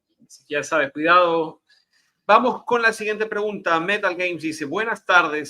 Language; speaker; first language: Spanish; native; Spanish